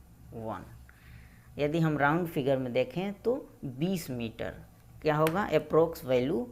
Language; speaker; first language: Hindi; native; Hindi